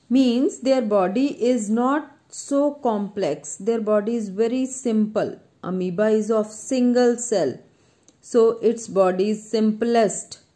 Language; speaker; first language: English; non-native, local second language; Punjabi